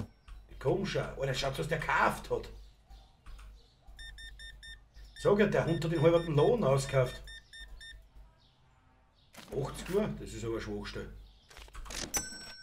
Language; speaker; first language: German; native; German